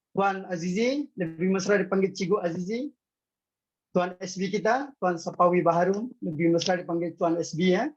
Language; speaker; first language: Malay; native; Malay